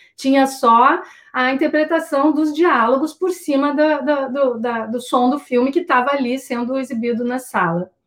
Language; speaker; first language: Portuguese; native; Portuguese